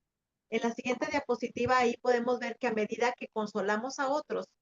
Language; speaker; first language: Spanish; native; Spanish